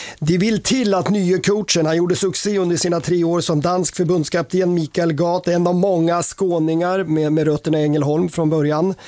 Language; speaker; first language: Swedish; native; Swedish